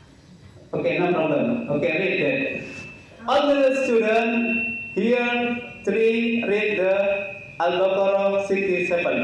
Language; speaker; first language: English; non-native, learner; Indonesian